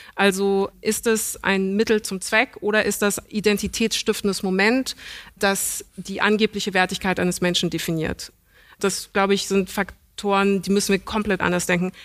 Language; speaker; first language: German; early bilingual, other home language; English